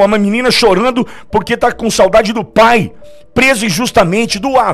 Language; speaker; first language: Portuguese; native; Portuguese